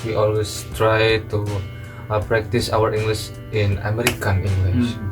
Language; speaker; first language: English; non-native, learner; Indonesian